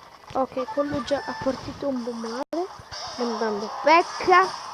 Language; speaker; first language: Italian; native; Italian